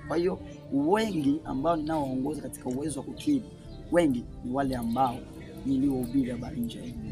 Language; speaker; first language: Swahili; non-native, local second language; Rundi